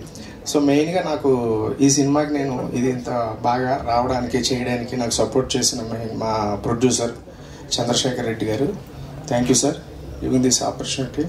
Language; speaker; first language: Telugu; native; Telugu